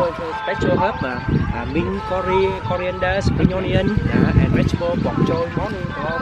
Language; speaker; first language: English; non-native, local second language; Vietnamese